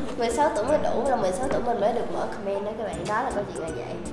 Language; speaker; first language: Vietnamese; native; Vietnamese